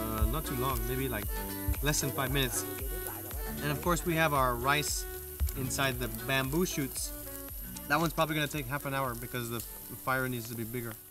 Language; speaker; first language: English; native; English